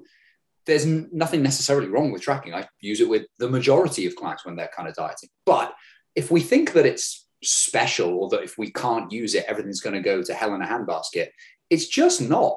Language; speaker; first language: English; native; English